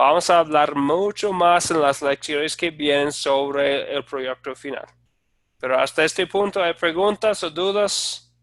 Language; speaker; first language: Spanish; non-native, fluent; English